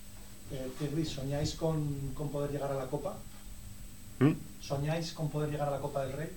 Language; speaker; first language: Spanish; native; Spanish